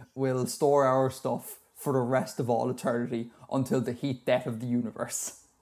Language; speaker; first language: English; native; English